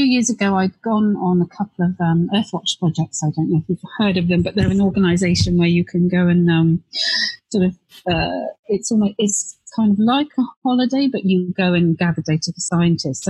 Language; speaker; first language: English; native; English